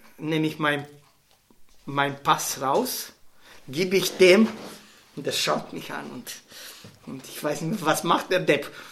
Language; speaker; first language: German; non-native, learner; Romanian